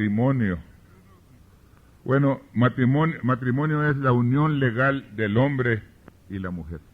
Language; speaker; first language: Spanish; early bilingual, heritage; Spanish